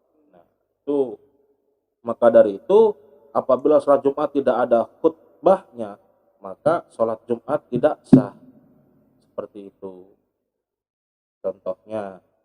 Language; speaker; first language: Indonesian; native; Indonesian